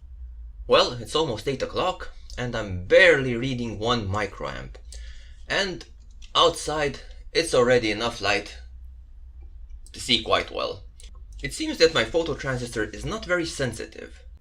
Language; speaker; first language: English; non-native, fluent; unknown